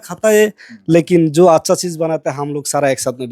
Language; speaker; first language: Hindi; non-native, learner; Bangla